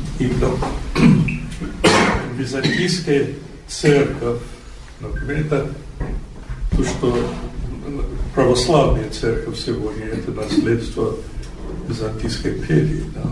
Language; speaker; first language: Russian; non-native, fluent; English